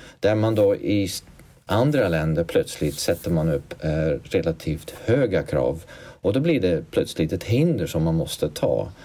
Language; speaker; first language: Swedish; non-native, fluent; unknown